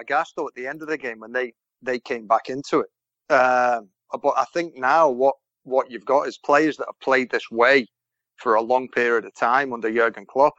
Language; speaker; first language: English; native; English